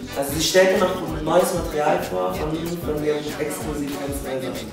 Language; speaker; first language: German; native; German